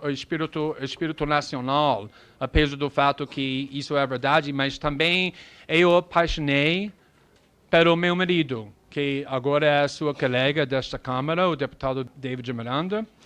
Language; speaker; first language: Portuguese; non-native, fluent; English